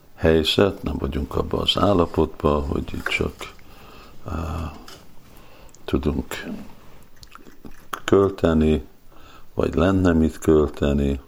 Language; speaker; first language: Hungarian; early bilingual, heritage; Hungarian